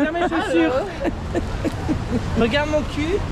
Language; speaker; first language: French; native; French